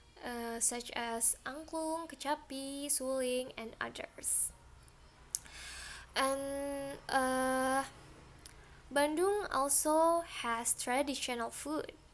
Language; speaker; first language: English; non-native, learner; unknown